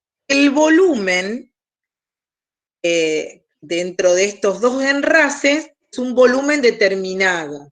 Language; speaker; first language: Spanish; native; Spanish